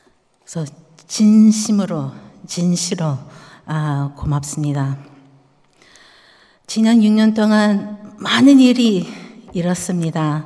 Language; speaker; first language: Korean; early bilingual, heritage; Korean